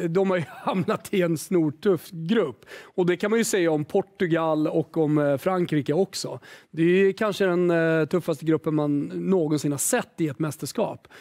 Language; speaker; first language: Swedish; native; Swedish